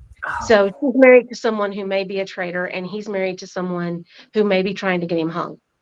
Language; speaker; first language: English; native; English